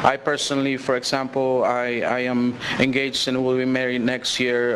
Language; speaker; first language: English; early bilingual, other home language; Spanish